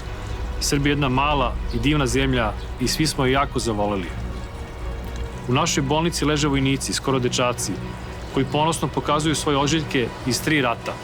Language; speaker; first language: Bosnian; native; Bosnian